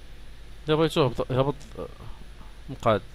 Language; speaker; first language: Arabic; native; Arabic